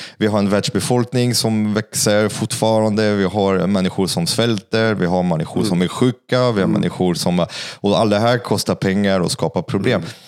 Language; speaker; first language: Swedish; non-native, fluent; French